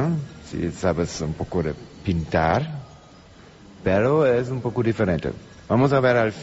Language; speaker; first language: Spanish; non-native, learner; German